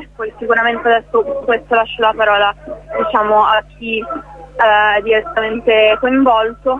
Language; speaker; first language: Italian; native; Italian